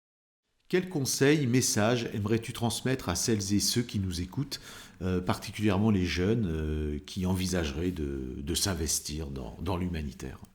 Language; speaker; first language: French; native; French